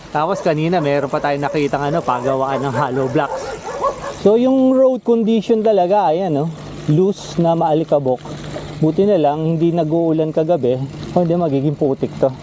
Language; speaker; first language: Filipino; native; Filipino